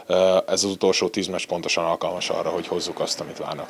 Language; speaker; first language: Hungarian; native; Hungarian